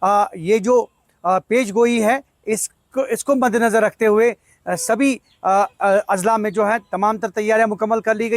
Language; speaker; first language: Hindi; non-native, local second language; Kashmiri